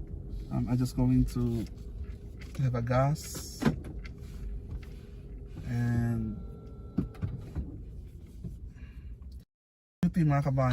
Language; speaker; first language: English; non-native, local second language; Filipino